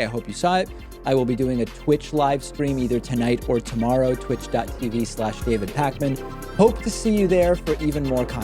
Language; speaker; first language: English; native; English